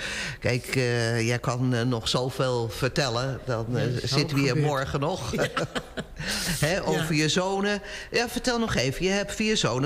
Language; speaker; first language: Dutch; native; Dutch